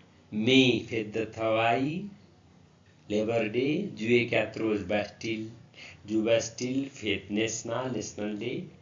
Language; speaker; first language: French; non-native, learner; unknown